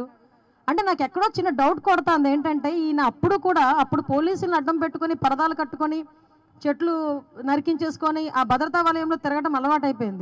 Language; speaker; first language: Telugu; native; Telugu